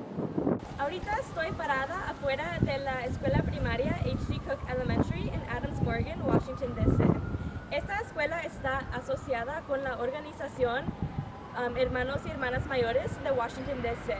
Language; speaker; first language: Spanish; non-native, fluent; English